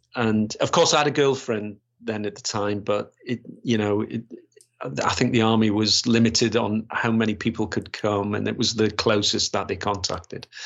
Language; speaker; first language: English; native; English